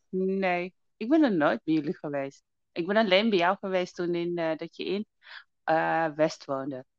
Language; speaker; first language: Dutch; native; Dutch